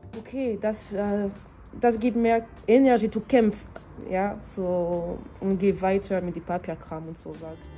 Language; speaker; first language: German; non-native, learner; French